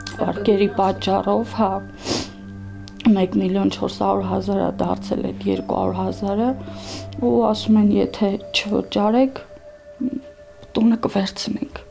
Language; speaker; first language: Armenian; native; Armenian